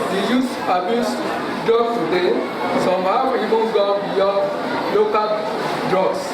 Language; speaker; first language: English; non-native, local second language; Yoruba